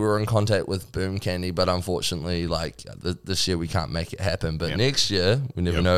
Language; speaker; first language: English; native; English